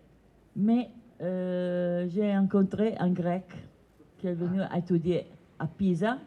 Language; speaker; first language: French; non-native, learner; Italian